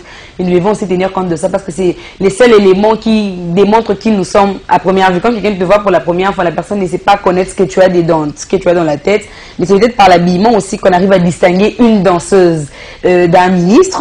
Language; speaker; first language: French; non-native, local second language; Lingala